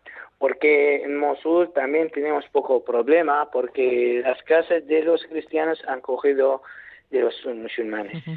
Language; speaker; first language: Spanish; non-native, learner; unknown